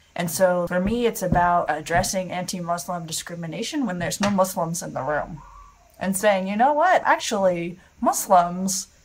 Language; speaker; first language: English; native; English